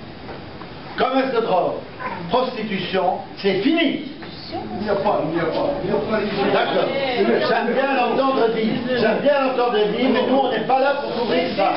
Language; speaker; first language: French; native; French